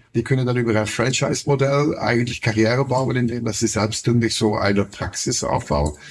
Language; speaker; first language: German; non-native, fluent; Dutch